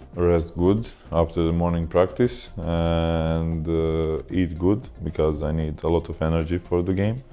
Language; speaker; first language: English; non-native, fluent; Croatian